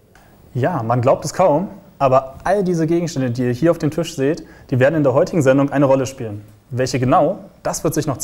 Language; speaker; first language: German; native; German